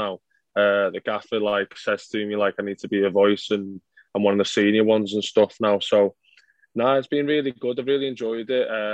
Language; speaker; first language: English; native; English